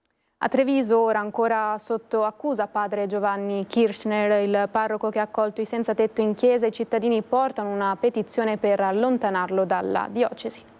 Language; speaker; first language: Italian; native; Italian